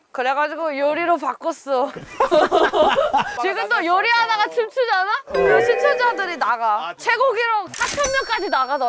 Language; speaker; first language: Korean; native; Korean